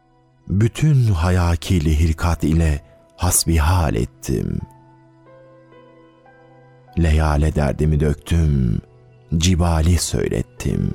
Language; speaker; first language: Turkish; native; Turkish